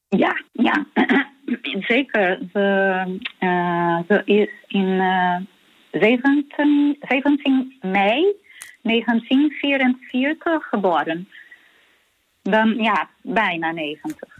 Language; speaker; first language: Dutch; early bilingual, heritage; Portuguese